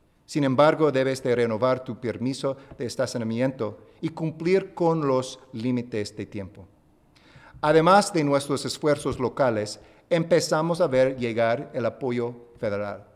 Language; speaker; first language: Spanish; non-native, fluent; English